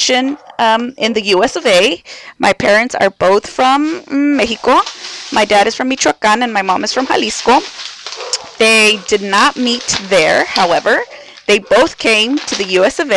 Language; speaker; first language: English; early bilingual, other home language; Spanish